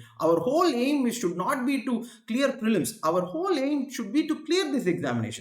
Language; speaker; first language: English; non-native, local second language; Tamil